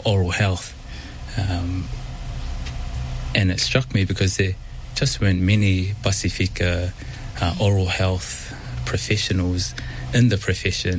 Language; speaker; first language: English; native; English